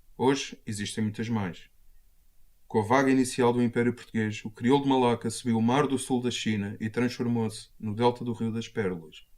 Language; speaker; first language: Portuguese; native; Portuguese